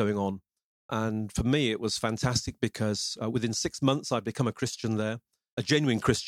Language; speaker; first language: English; native; English